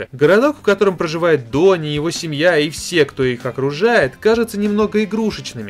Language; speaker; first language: Russian; native; Russian